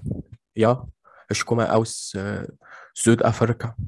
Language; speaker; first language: German; non-native, learner; Arabic